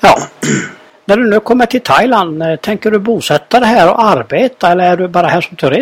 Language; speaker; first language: Swedish; native; Swedish